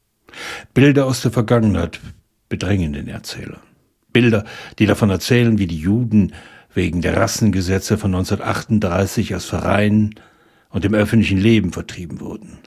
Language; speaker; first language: German; native; German